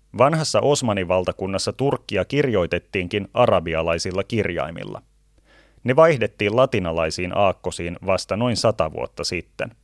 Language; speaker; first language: Finnish; native; Finnish